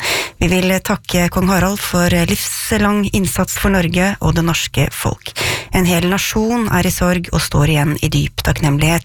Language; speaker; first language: Norwegian; native; Norwegian